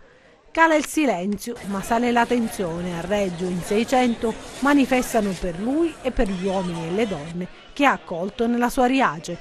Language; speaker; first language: Italian; native; Italian